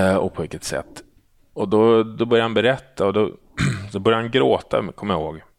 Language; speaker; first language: Swedish; native; Swedish